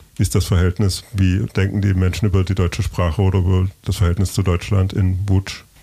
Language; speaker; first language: German; native; German